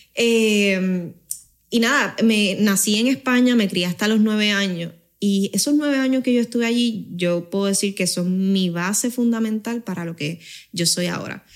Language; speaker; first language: Spanish; native; Spanish